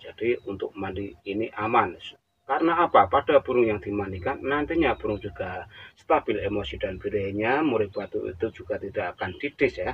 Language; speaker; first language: Indonesian; native; Indonesian